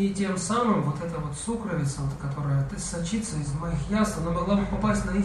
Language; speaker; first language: Russian; native; Russian